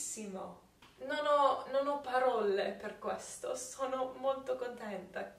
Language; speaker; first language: Italian; non-native, learner; English